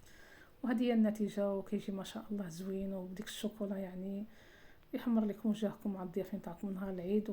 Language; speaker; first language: Arabic; native; Arabic